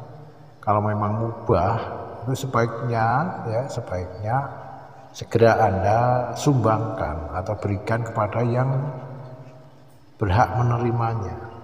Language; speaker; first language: Indonesian; native; Indonesian